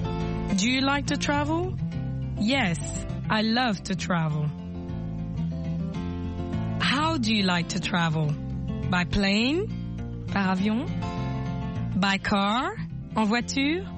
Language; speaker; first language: English; non-native, fluent; French